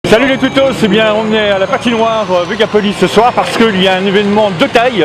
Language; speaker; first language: French; native; French